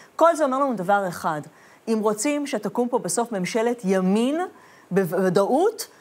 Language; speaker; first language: Hebrew; non-native, fluent; Persian